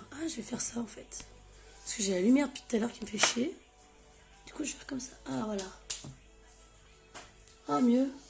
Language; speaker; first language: French; native; French